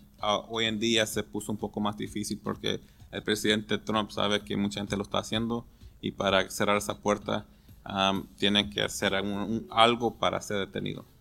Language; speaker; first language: Spanish; early bilingual, heritage; Spanish